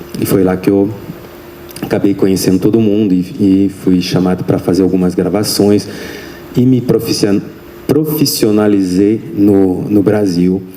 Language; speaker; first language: Portuguese; non-native, fluent; French